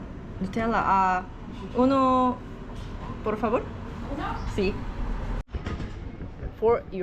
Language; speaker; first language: Spanish; non-native, learner; Korean